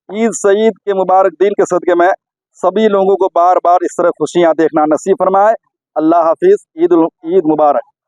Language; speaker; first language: Urdu; non-native, local second language; Gujarati